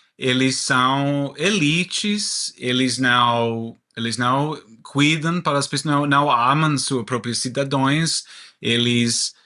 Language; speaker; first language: Portuguese; non-native, learner; English